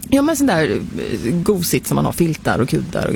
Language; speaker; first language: Swedish; native; Swedish